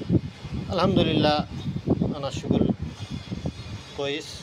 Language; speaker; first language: Arabic; non-native, learner; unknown